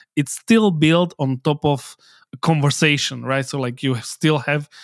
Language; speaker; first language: English; non-native, fluent; Slovak